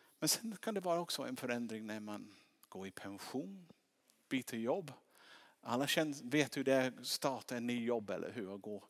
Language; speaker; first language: Swedish; non-native, fluent; English